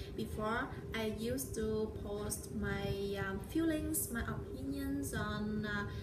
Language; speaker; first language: English; non-native, learner; Vietnamese